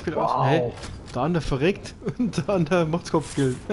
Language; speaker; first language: German; native; German